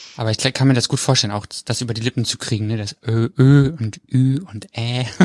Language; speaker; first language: German; native; German